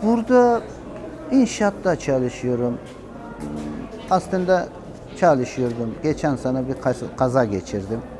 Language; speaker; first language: Turkish; non-native, learner; Persian